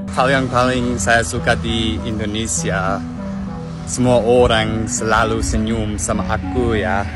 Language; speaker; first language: Indonesian; non-native, learner; English